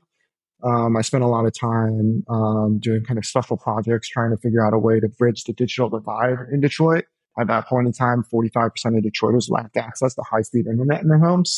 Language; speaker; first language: English; native; English